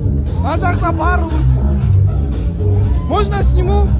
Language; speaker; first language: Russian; non-native, local second language; Kazakh